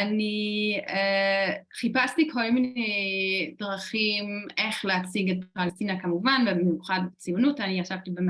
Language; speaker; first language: Hebrew; non-native, fluent; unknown